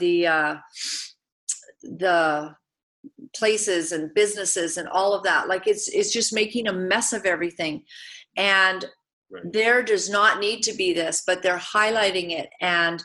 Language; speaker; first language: English; native; English